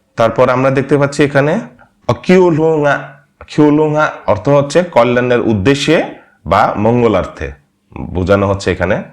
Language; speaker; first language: Bangla; non-native, local second language; Marma